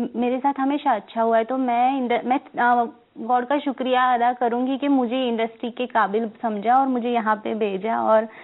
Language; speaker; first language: Hindi; non-native, local second language; Gujarati